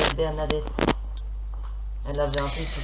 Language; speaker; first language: French; native; French